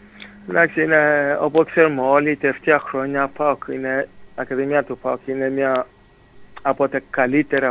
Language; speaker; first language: Greek; non-native, fluent; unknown